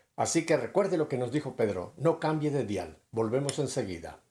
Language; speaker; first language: Spanish; native; Spanish